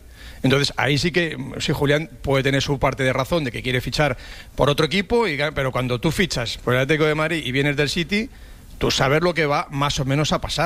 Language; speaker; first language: Spanish; native; Spanish